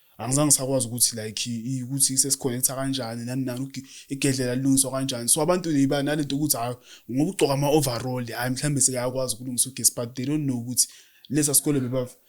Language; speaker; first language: Zulu; native; Zulu